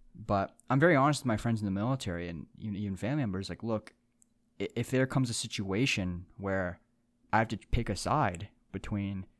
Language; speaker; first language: English; early bilingual, other home language; Japanese